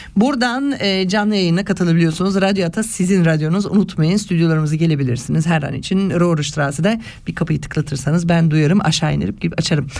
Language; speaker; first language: Turkish; early bilingual, heritage; Turkish